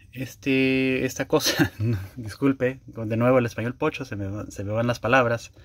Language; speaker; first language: Spanish; early bilingual, heritage; Spanish